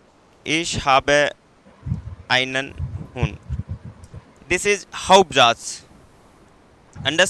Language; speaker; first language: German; non-native, learner; Hindi